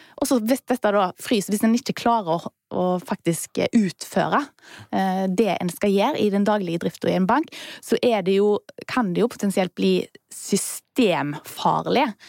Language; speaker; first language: Norwegian; native; Norwegian